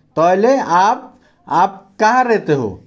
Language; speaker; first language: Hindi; non-native, fluent; Bangla